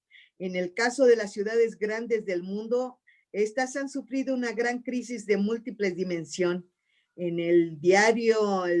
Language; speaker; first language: Spanish; native; Spanish